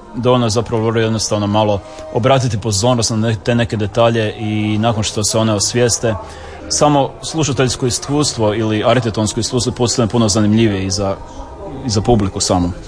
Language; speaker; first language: Croatian; native; Croatian